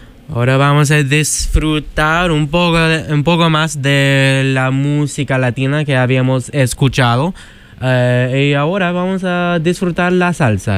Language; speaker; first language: Spanish; non-native, learner; English